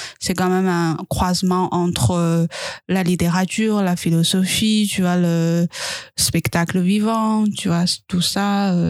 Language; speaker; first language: French; non-native, fluent; Chinese